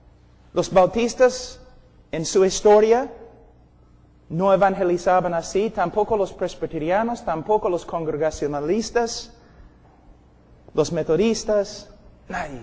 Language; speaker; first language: Spanish; non-native, fluent; English